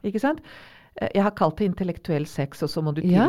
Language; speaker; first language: Norwegian; non-native, fluent; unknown